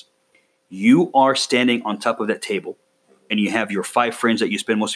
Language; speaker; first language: English; non-native, fluent; Arabic